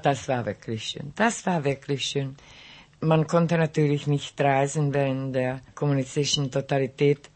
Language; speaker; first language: German; non-native, local second language; Czech